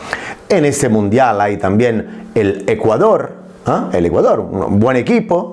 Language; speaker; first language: Spanish; non-native, fluent; Italian